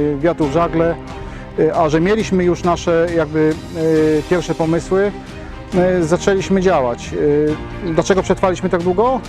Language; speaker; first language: Polish; native; Polish